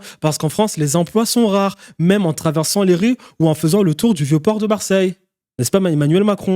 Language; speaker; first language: French; native; French